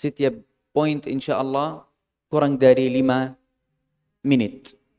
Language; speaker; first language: Indonesian; non-native, fluent; Arabic